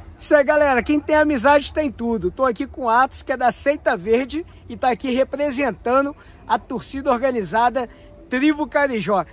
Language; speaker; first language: Portuguese; native; Portuguese